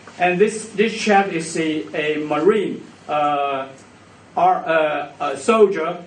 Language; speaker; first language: English; non-native, fluent; Chinese